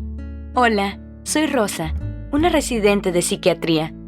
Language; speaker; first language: Spanish; early bilingual, heritage; Spanish